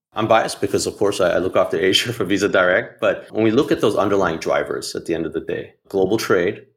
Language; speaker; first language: English; non-native, local second language; Hindi